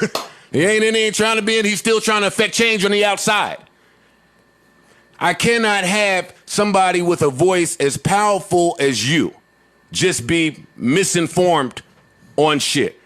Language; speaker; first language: English; native; English